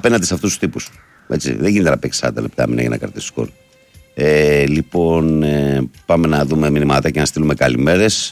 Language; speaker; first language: Greek; native; Greek